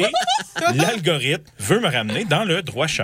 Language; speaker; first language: French; native; French